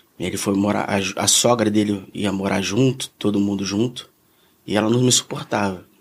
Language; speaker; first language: Portuguese; native; Portuguese